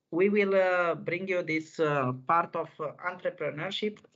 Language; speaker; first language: English; non-native, fluent; Romanian